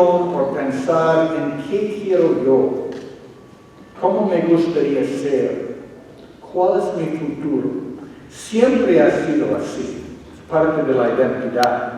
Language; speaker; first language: Spanish; non-native, fluent; English